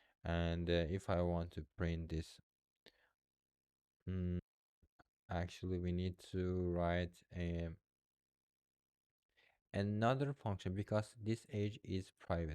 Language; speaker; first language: English; non-native, fluent; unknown